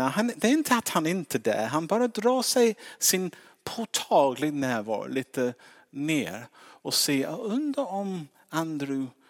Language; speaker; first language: Swedish; non-native, fluent; English